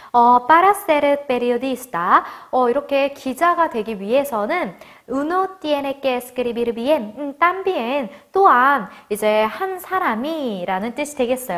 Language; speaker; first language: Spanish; non-native, fluent; Korean